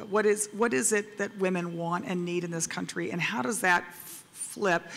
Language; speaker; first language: English; native; English